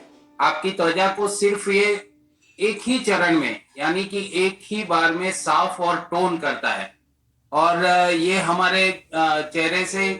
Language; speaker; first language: Hindi; native; Hindi